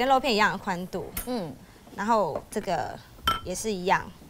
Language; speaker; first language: Chinese; native; Chinese